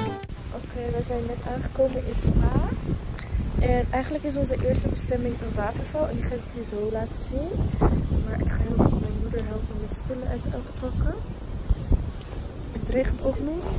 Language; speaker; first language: Dutch; early bilingual, other home language; Persian